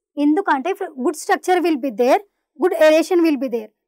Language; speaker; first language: English; non-native, local second language; Telugu